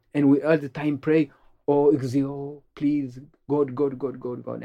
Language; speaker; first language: English; non-native, learner; Amharic